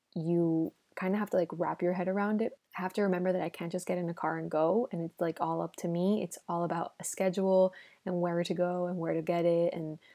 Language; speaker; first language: English; early bilingual, other home language; Spanish